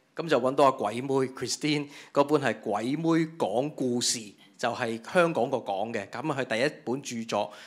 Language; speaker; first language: Cantonese; native; Cantonese